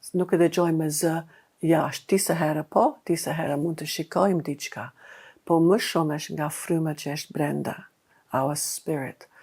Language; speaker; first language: Albanian; non-native, fluent; English